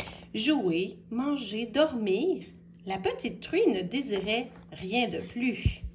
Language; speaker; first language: French; native; French